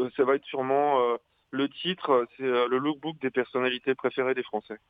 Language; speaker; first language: French; native; French